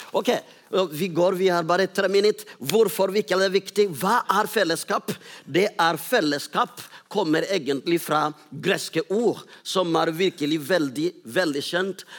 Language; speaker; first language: Norwegian; non-native, fluent; Rundi